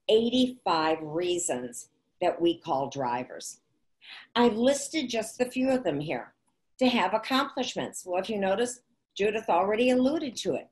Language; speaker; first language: English; native; English